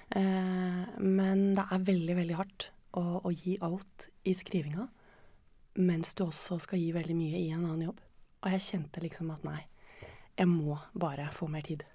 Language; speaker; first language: Norwegian; native; Norwegian